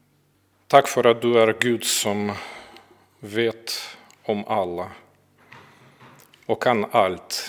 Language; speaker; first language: Swedish; non-native, fluent; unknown